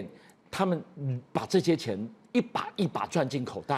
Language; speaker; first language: Chinese; native; Chinese